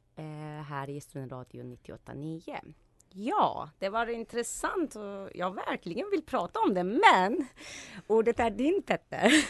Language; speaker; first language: Swedish; non-native, fluent; Persian